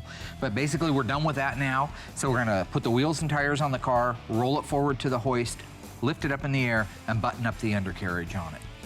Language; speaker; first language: English; native; English